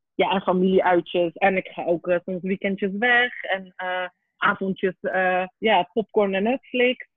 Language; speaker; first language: Dutch; early bilingual, other home language; Persian